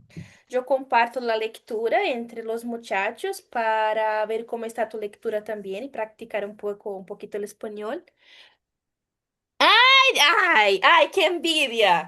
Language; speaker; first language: Spanish; non-native, fluent; Portuguese